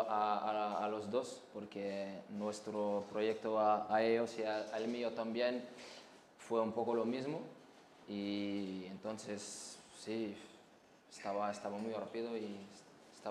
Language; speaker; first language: Spanish; non-native, fluent; French